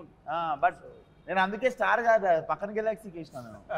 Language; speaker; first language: Telugu; native; Telugu